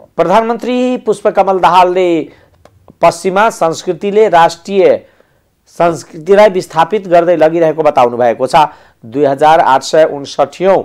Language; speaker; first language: Nepali; non-native, local second language; Maithili